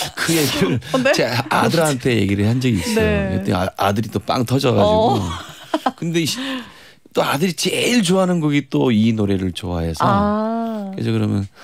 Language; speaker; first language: Korean; native; Korean